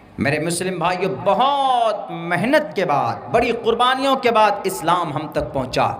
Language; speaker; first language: Urdu; native; Urdu